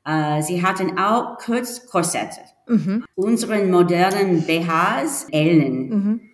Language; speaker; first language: German; non-native, learner; English